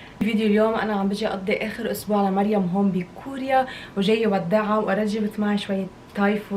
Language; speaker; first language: Arabic; native; Arabic